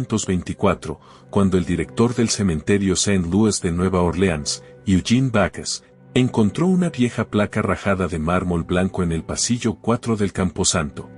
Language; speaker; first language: Spanish; native; Spanish